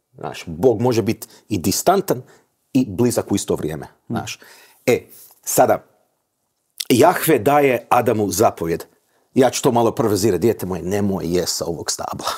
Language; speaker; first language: Croatian; early bilingual, heritage; Croatian